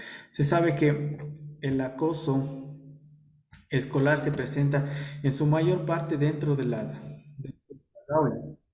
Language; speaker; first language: Spanish; native; Spanish